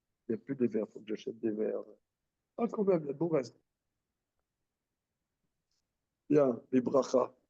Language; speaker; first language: French; native; French